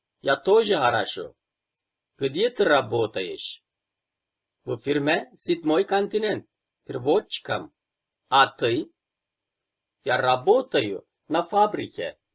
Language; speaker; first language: Russian; non-native, fluent; Turkish